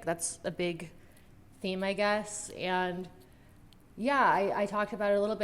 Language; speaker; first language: English; native; English